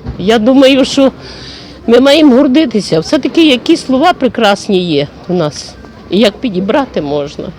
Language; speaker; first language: Ukrainian; native; Ukrainian